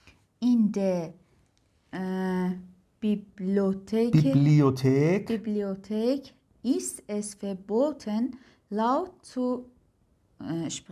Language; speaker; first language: German; non-native, learner; Persian